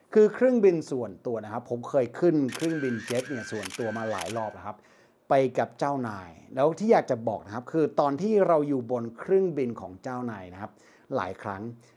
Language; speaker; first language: Thai; non-native, fluent; English